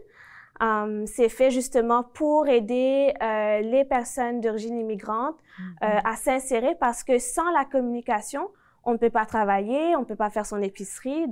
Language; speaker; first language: French; native; French